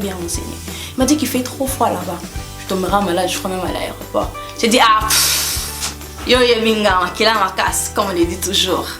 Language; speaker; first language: French; non-native, local second language; Lingala